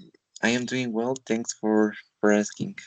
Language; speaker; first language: English; non-native, learner; Spanish